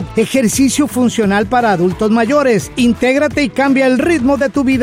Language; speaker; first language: Spanish; native; Spanish